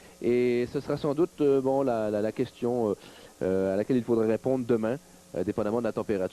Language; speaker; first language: French; native; French